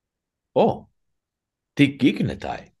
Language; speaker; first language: Greek; non-native, fluent; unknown